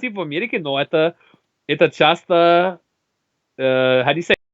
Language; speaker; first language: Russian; non-native, learner; English